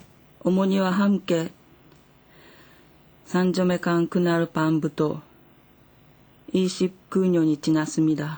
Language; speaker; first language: Korean; non-native, fluent; Japanese